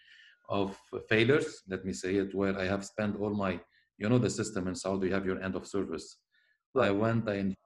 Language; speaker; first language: English; non-native, fluent; Arabic